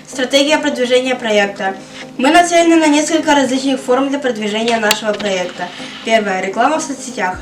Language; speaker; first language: Russian; non-native, local second language; Yakut